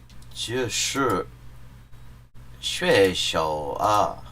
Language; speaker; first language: Chinese; non-native, learner; English